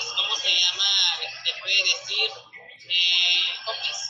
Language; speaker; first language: Spanish; native; Spanish